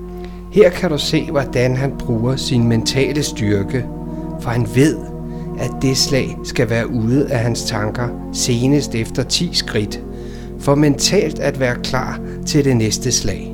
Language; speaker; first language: Danish; native; Danish